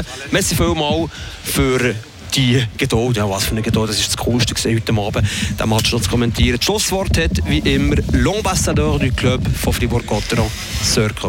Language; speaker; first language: German; native; German